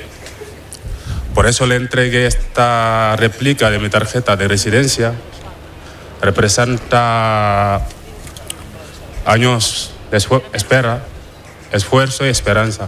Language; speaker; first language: Spanish; non-native, fluent; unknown